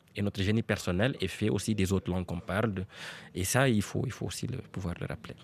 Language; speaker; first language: French; non-native, local second language; Serer